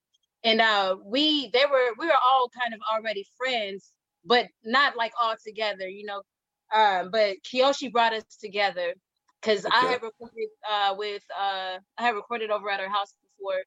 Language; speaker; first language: English; native; English